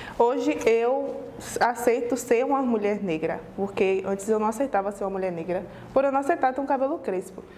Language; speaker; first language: Portuguese; native; Portuguese